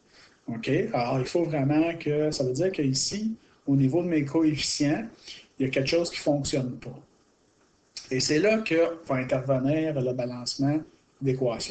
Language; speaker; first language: French; native; French